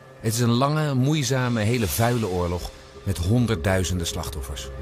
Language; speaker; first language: Dutch; native; Dutch